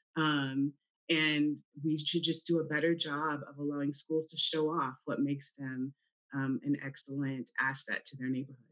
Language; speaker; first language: English; native; English